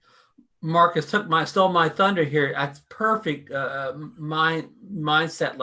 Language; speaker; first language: English; native; English